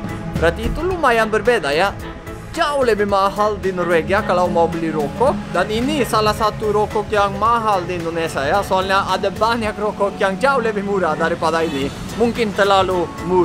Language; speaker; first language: Indonesian; non-native, fluent; Norwegian